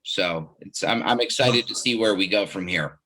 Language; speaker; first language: English; native; English